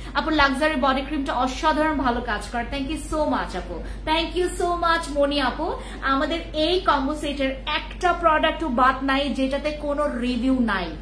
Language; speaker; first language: Bangla; non-native, local second language; Khasi